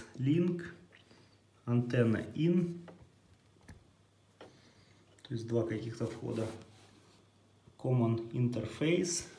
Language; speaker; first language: Russian; native; Russian